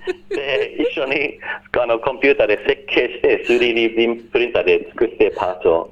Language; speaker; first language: Japanese; non-native, fluent; English